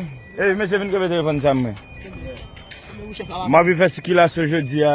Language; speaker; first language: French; non-native, local second language; Haitian Creole